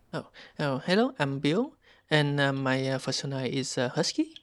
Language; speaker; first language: English; non-native, learner; Vietnamese